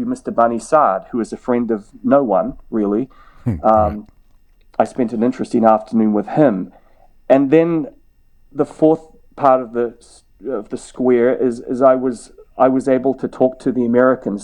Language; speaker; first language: English; native; English